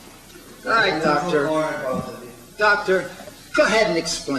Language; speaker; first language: English; native; English